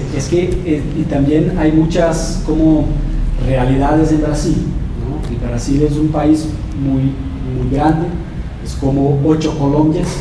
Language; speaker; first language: Spanish; non-native, fluent; Portuguese